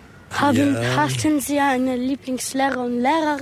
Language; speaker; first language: German; non-native, learner; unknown